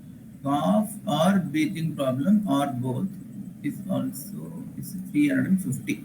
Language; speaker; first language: English; non-native, local second language; Tamil